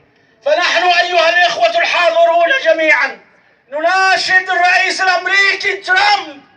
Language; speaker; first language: Arabic; non-native, fluent; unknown